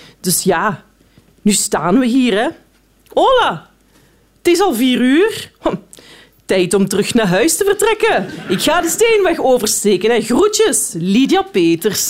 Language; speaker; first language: Dutch; native; Dutch